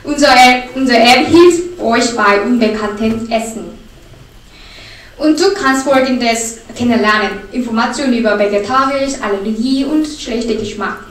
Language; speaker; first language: German; non-native, learner; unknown